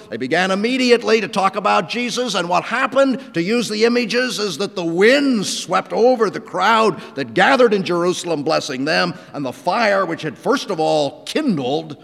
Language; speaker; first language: English; native; English